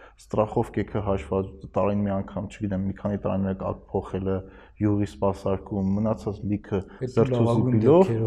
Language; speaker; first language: Armenian; native; Armenian